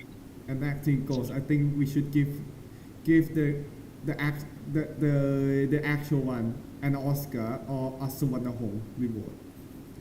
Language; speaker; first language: English; non-native, learner; Thai